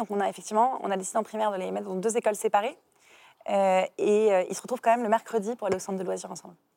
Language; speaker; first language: French; native; French